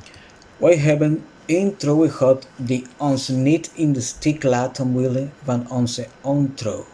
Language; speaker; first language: Dutch; non-native, fluent; Spanish